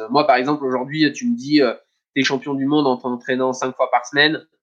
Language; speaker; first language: French; native; French